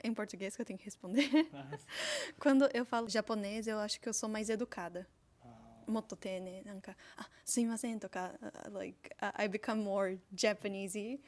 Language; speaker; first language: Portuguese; early bilingual, heritage; Portuguese